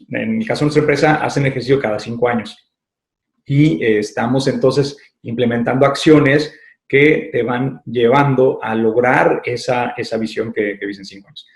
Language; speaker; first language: Spanish; native; Spanish